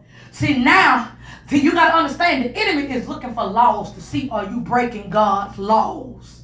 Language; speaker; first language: English; native; English